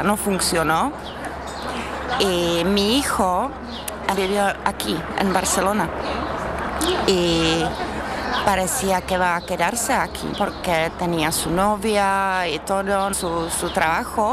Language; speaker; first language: Spanish; non-native, learner; Czech